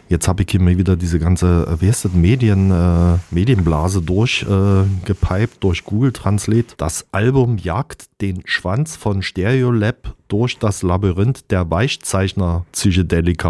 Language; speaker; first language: German; native; German